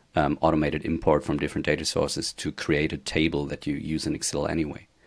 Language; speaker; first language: English; non-native, fluent; German